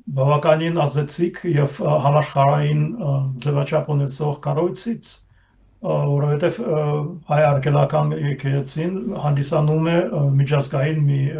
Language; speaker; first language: Armenian; non-native, fluent; German